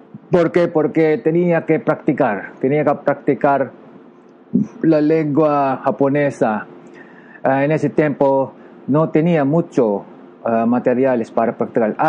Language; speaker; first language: Spanish; non-native, learner; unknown